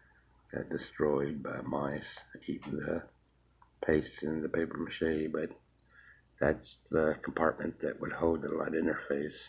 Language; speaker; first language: English; native; English